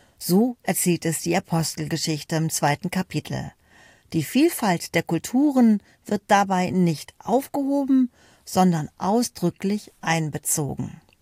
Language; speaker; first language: German; native; German